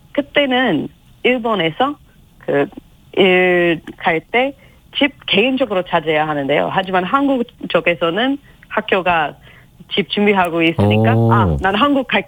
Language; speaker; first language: Korean; non-native, learner; English